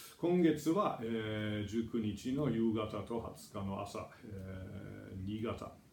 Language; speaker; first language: Japanese; non-native, fluent; German